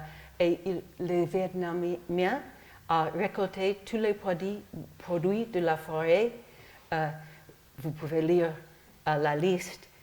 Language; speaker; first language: French; non-native, fluent; English